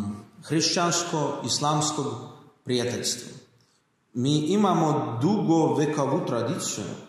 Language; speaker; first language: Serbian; non-native, learner; Russian